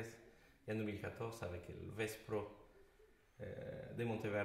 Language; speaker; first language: French; non-native, fluent; Spanish